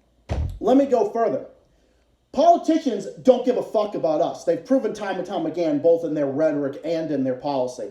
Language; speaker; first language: English; native; English